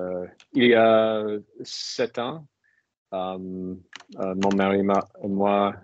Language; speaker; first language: French; non-native, learner; English